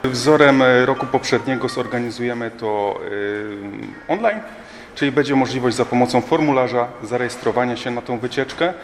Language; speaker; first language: Polish; native; Polish